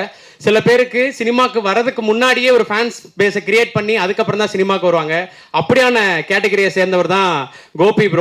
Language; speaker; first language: Tamil; native; Tamil